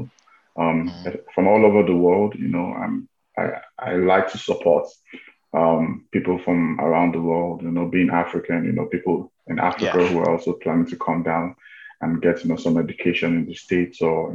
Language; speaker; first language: English; non-native, local second language; Yoruba